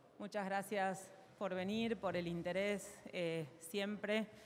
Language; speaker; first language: Spanish; native; Spanish